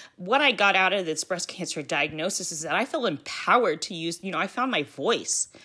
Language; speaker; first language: English; early bilingual, other home language; Filipino